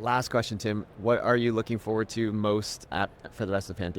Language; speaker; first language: English; native; English